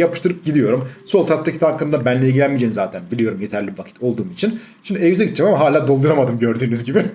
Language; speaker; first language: Turkish; native; Turkish